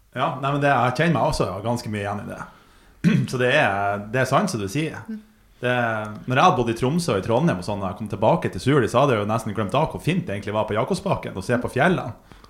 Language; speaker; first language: Norwegian; native; Norwegian